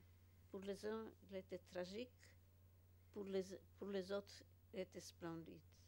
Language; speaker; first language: French; non-native, fluent; Polish